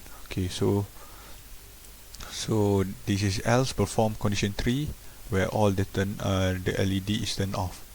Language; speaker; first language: English; non-native, local second language; Malay